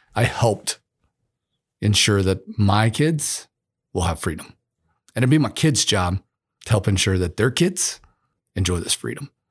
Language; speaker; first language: English; native; English